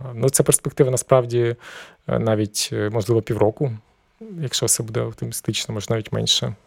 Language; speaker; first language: Ukrainian; native; Ukrainian